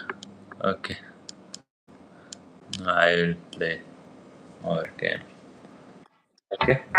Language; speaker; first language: English; non-native, learner; Nepali